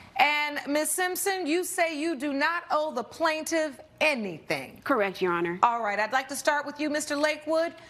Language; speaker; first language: English; native; English